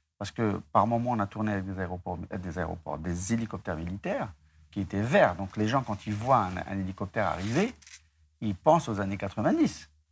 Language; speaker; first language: French; non-native, local second language; Arabic